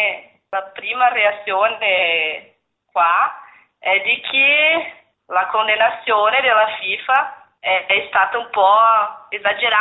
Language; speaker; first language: Italian; non-native, learner; Portuguese